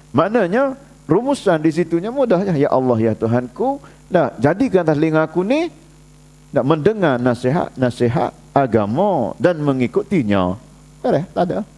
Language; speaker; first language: Malay; native; Malay